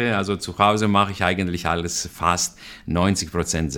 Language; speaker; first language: German; non-native, fluent; Greek